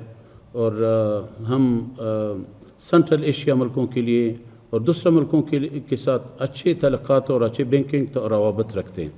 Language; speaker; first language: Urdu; non-native, fluent; Persian